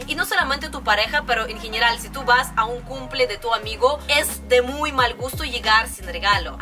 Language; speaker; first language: Spanish; non-native, fluent; Russian